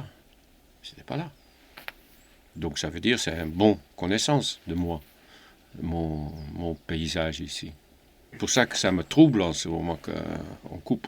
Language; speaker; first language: French; non-native, fluent; Dutch